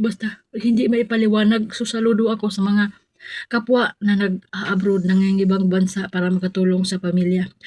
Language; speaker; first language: Filipino; non-native, local second language; Cebuano